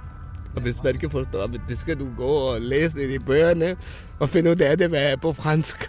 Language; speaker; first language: Danish; non-native, fluent; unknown